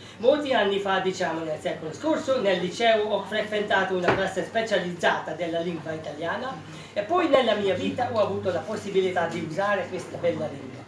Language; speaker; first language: Italian; non-native, fluent; Hungarian